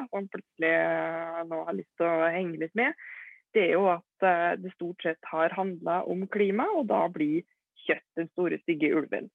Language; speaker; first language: Norwegian; native; Norwegian